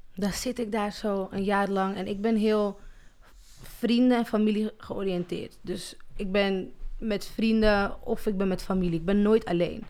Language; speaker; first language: Dutch; early bilingual, other home language; Arabic